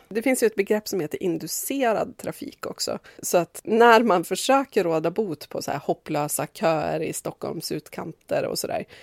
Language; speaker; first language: Swedish; native; Swedish